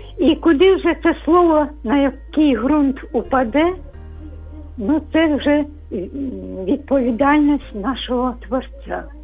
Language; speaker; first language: Ukrainian; native; Ukrainian